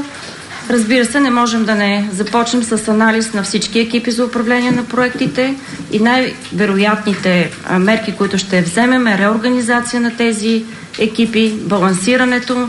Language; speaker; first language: Bulgarian; native; Bulgarian